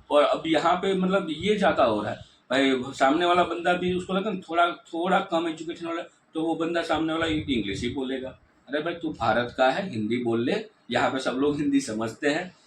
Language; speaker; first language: Hindi; non-native, local second language; Gujarati